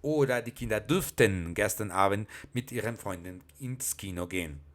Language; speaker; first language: German; non-native, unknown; Spanish